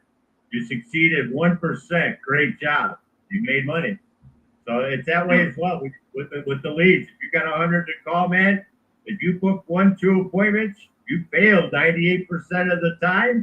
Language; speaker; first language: English; native; English